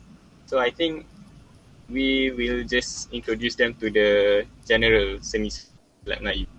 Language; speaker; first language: English; non-native, local second language; Malay